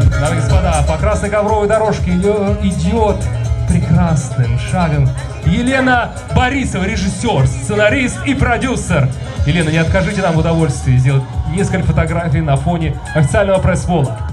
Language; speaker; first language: Russian; native; Russian